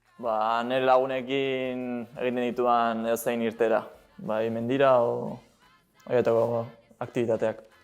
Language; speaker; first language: Basque; non-native, local second language; Spanish